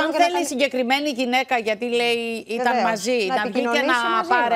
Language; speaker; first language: Greek; native; Greek